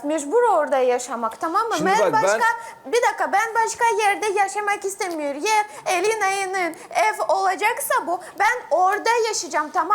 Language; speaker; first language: Turkish; non-native, learner; Russian